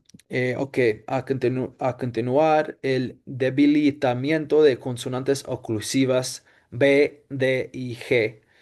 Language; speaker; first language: Spanish; non-native, fluent; English